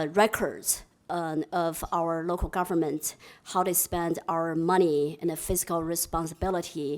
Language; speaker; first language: English; non-native, fluent; Chinese